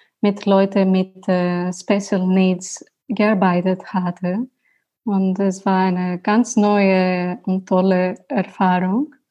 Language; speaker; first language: German; non-native, learner; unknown